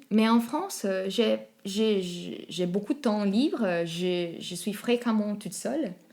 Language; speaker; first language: French; non-native, fluent; Portuguese